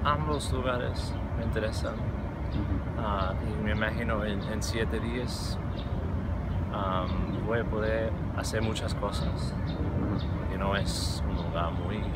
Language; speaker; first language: Spanish; non-native, fluent; English